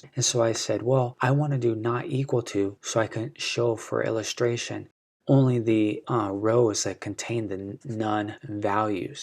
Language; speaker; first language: English; native; English